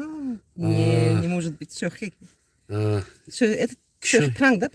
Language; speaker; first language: Russian; non-native, local second language; Tajik